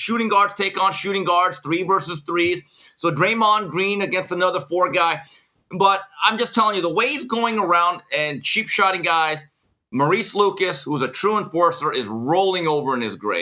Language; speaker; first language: English; native; English